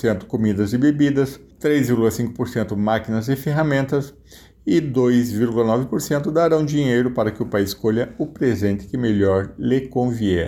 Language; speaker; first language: Portuguese; native; Portuguese